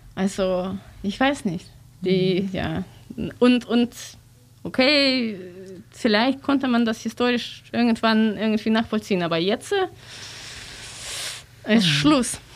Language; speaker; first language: German; non-native, learner; Russian